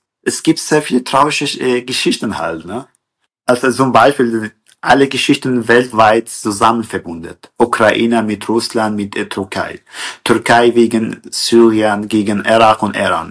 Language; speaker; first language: German; non-native, fluent; Kurdish